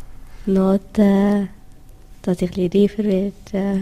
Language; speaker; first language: German; non-native, learner; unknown